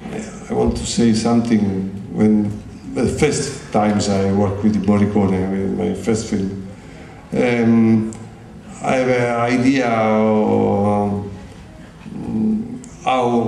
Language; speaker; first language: English; non-native, learner; Italian